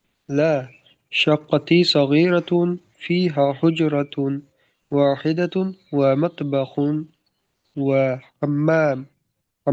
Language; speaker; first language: Arabic; non-native, learner; Bangla